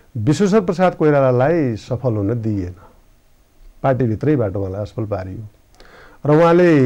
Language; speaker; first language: Nepali; native; Nepali